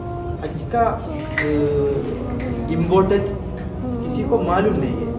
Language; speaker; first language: Hindi; non-native, local second language; Malayalam